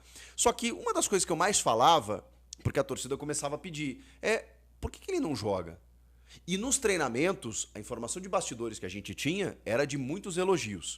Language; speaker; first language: Portuguese; native; Portuguese